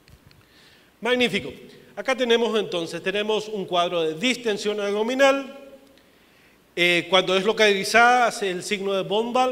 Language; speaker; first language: Spanish; native; Spanish